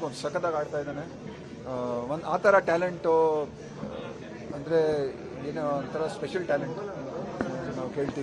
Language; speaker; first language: Kannada; non-native, local second language; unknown